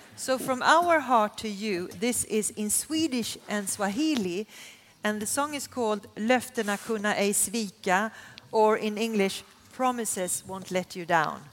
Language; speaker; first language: English; non-native, fluent; Swedish